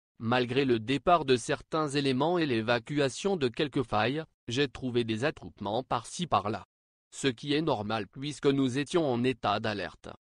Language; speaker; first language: French; non-native, local second language; Lingala